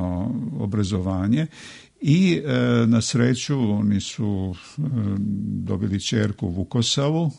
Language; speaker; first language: Serbian; native; Serbian